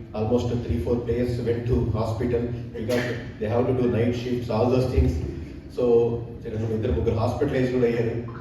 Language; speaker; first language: English; non-native, local second language; Telugu